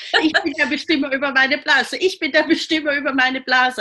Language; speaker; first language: German; native; German